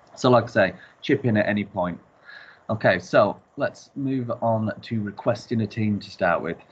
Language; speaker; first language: English; native; English